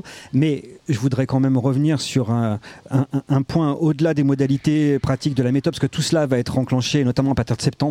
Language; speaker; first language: French; native; French